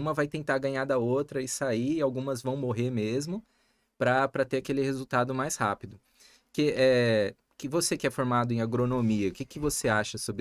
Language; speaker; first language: Portuguese; native; Portuguese